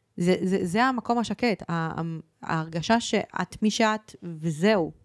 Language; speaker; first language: Hebrew; early bilingual, other home language; Spanish